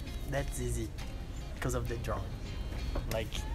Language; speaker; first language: English; non-native, fluent; Portuguese